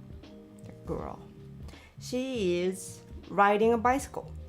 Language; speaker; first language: English; non-native, learner; Japanese